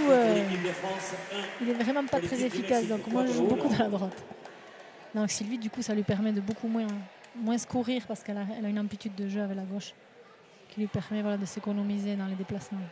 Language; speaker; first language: French; native; French